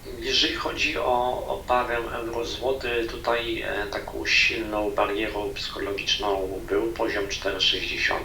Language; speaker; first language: Polish; native; Polish